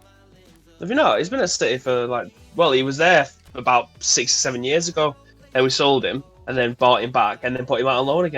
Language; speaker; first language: English; native; English